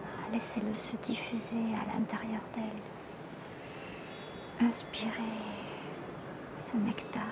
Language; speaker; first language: French; native; French